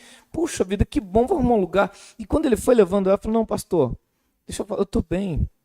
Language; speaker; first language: Portuguese; native; Portuguese